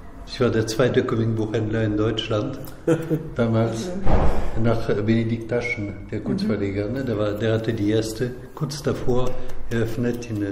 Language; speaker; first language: German; non-native, fluent; French